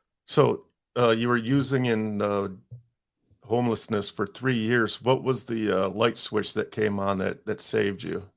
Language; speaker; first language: English; native; English